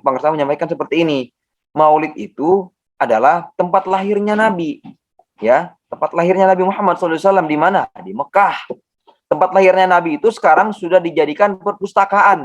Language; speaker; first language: Indonesian; native; Indonesian